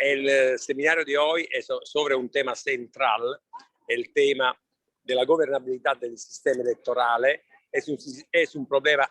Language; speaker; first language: Spanish; non-native, learner; Italian